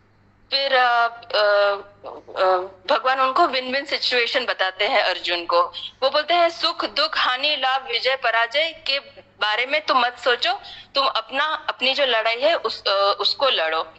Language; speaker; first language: Hindi; native; Hindi